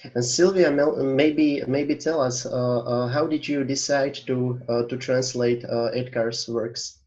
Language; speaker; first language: English; non-native, fluent; Slovak